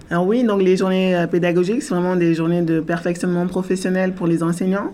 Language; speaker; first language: French; native; French